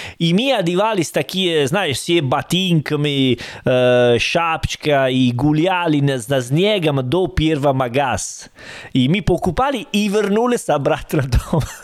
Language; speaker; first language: Russian; non-native, learner; Italian